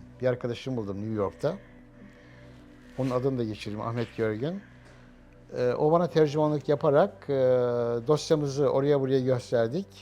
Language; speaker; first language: Turkish; native; Turkish